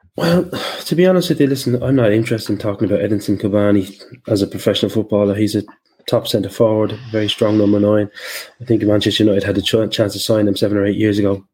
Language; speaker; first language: English; native; English